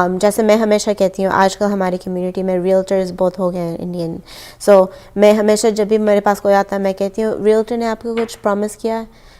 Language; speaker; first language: Hindi; early bilingual, heritage; Hindi